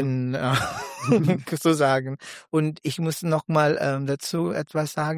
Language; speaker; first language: German; non-native, learner; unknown